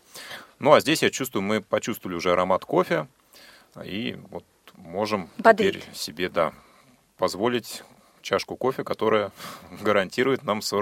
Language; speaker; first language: Russian; native; Russian